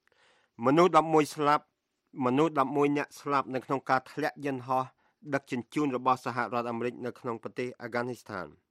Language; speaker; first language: Khmer; native; Khmer